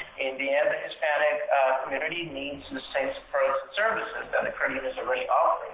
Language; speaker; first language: English; non-native, fluent; Spanish